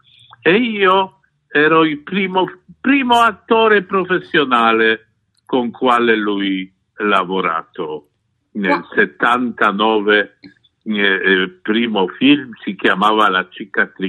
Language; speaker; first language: Italian; non-native, fluent; Polish